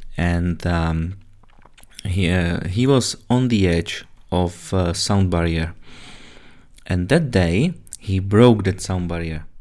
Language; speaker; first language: English; non-native, fluent; Czech